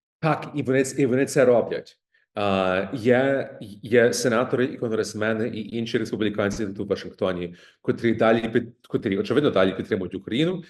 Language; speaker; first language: Ukrainian; early bilingual, heritage; Ukrainian